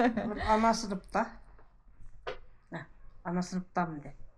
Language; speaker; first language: Turkish; non-native, local second language; Kyrgyz